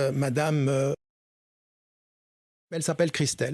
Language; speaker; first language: French; early bilingual, other home language; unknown